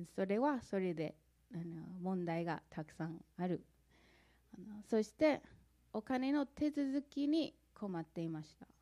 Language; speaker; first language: Japanese; non-native, fluent; English